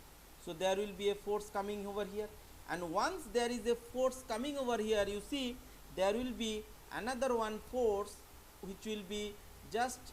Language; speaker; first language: English; non-native, local second language; Bangla